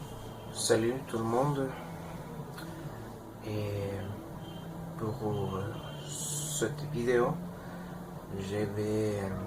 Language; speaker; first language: French; non-native, learner; Spanish